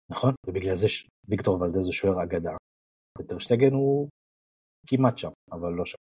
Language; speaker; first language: Hebrew; native; Hebrew